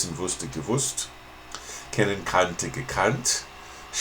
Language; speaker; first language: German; non-native, fluent; English